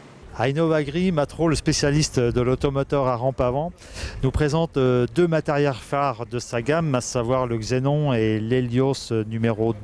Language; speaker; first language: French; native; French